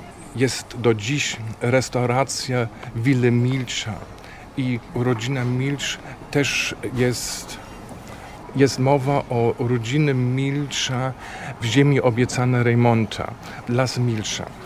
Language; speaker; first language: Polish; non-native, fluent; German